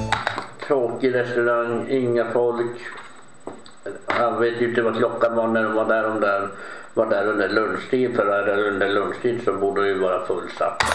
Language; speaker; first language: Swedish; early bilingual, other home language; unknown